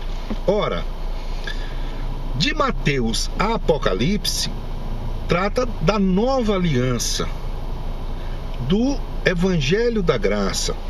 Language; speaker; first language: Portuguese; native; Portuguese